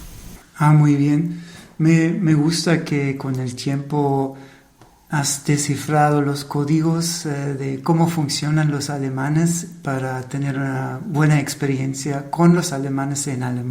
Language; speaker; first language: Spanish; non-native, fluent; German